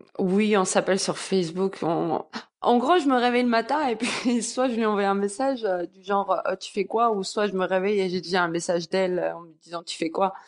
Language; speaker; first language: French; early bilingual, other home language; Georgian